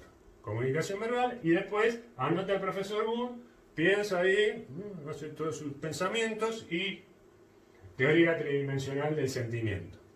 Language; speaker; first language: Spanish; native; Spanish